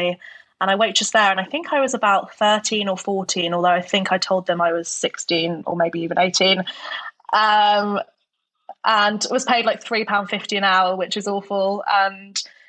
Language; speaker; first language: English; native; English